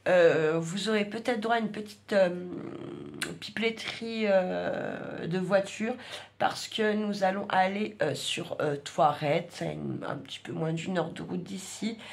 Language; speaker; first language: French; native; French